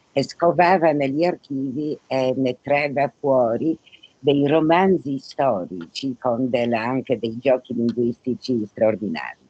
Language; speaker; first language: Italian; non-native, fluent; Polish